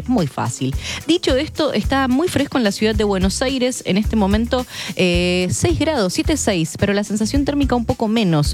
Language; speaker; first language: Spanish; native; Spanish